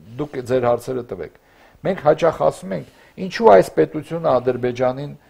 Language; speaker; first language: Armenian; native; Armenian